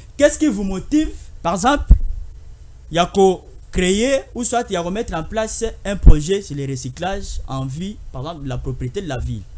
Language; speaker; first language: French; non-native, local second language; Lingala